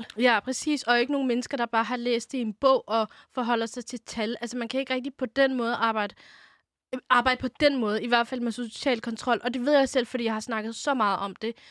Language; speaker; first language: Danish; early bilingual, other home language; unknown